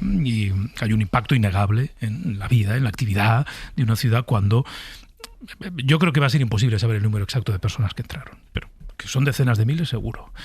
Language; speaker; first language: Spanish; native; Spanish